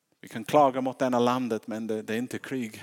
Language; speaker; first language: Swedish; non-native, fluent; English